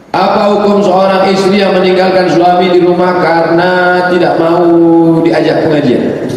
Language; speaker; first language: Malay; native; Malay